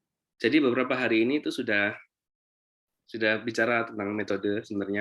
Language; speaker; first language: Indonesian; native; Indonesian